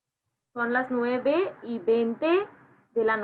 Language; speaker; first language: Spanish; non-native, fluent; Hindi